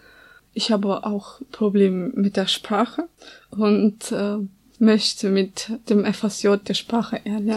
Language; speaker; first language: German; non-native, learner; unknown